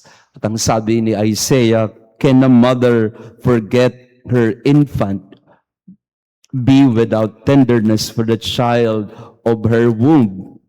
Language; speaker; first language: English; non-native, local second language; Filipino